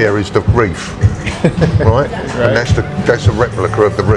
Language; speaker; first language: English; native; English